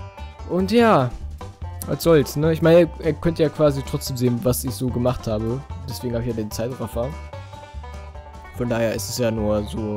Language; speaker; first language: German; native; German